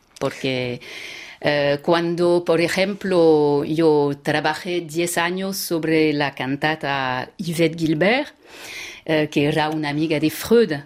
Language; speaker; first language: Spanish; non-native, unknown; French